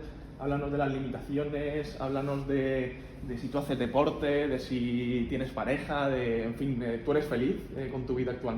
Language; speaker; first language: Spanish; native; Spanish